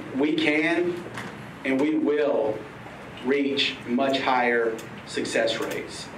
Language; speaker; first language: English; native; English